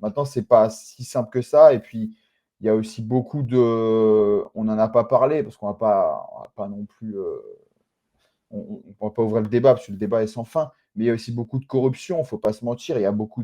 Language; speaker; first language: French; native; French